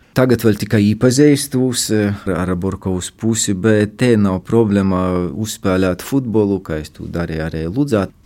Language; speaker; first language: Latvian; native; Latvian